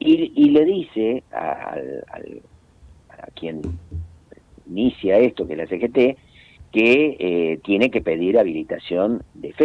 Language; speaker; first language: Spanish; native; Spanish